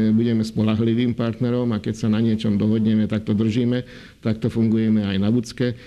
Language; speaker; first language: Slovak; non-native, local second language; Hungarian